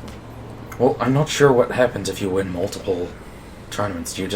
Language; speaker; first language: English; native; English